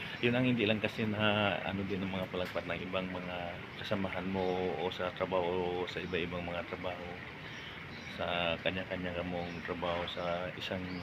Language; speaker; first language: Filipino; non-native, local second language; Hiligaynon